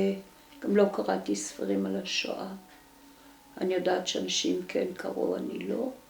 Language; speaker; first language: Hebrew; early bilingual, other home language; Dutch